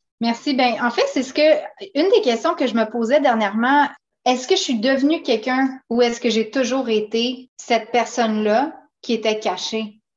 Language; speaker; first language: French; native; French